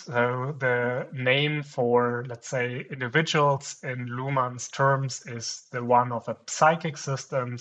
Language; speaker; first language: English; non-native, fluent; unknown